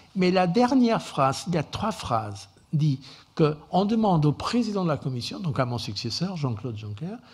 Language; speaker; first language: French; non-native, fluent; Portuguese